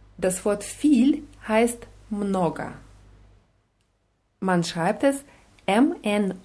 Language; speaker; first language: German; non-native, fluent; Russian